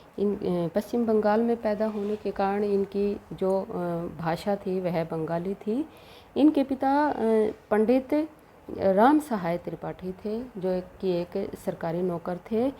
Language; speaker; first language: Hindi; native; Hindi